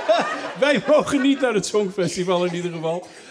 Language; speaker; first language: Dutch; native; Dutch